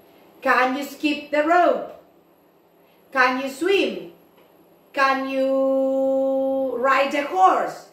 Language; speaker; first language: English; non-native, fluent; Spanish